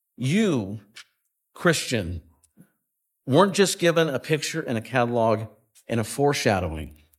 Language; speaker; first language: English; native; English